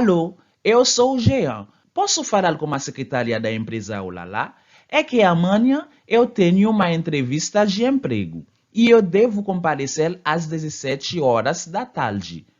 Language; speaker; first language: Portuguese; non-native, fluent; Haitian Creole